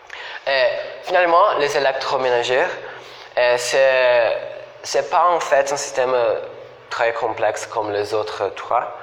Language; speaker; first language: French; non-native, fluent; Portuguese